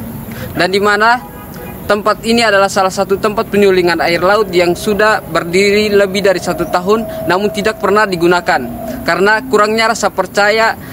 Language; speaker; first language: Indonesian; native; Indonesian